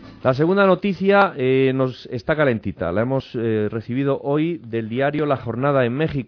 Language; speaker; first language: Spanish; native; Spanish